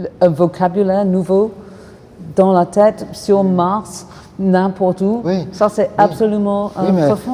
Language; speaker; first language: French; non-native, fluent; English